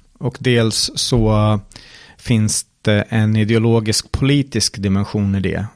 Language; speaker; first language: Swedish; early bilingual, other home language; Serbian